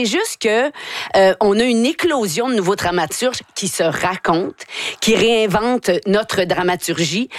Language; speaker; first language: French; native; French